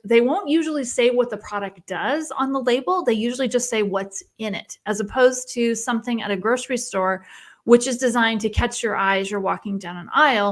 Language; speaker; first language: English; native; English